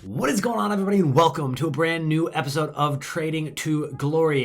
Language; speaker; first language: English; native; English